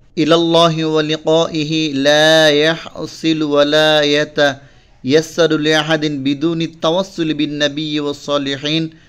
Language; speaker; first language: Arabic; non-native, fluent; Bangla